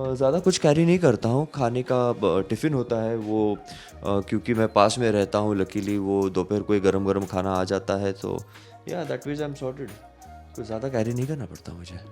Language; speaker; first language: Hindi; non-native, local second language; Marathi